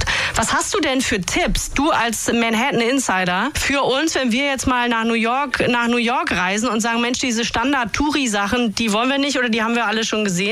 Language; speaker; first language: German; native; German